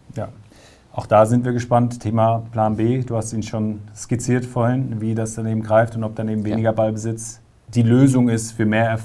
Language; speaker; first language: German; native; German